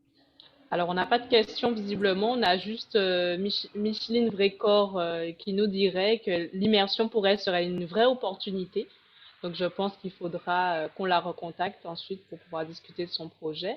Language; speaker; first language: French; native; French